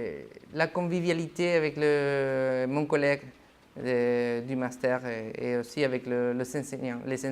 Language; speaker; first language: French; non-native, fluent; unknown